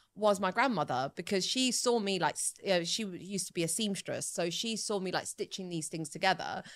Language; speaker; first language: English; early bilingual, other home language; Italian